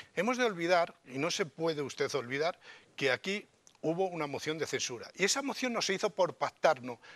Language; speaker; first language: Spanish; native; Spanish